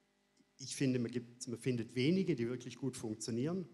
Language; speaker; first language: German; native; German